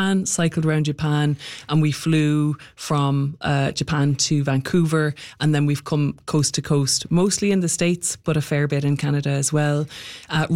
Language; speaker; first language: English; native; English